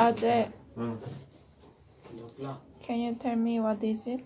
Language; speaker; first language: English; non-native, learner; Korean